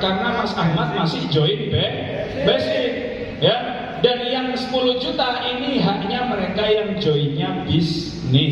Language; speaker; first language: Indonesian; native; Indonesian